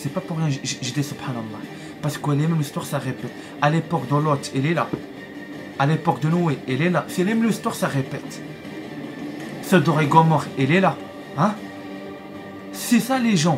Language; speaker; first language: French; non-native, learner; Arabic